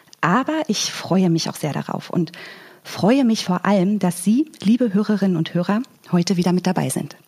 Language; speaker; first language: German; native; German